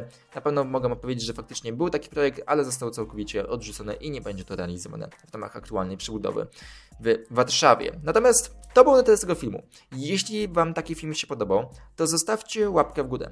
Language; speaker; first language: Polish; native; Polish